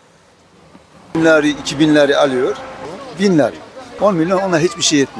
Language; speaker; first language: Turkish; native; Turkish